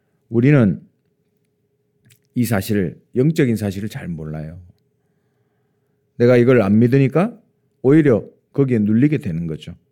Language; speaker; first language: Korean; native; Korean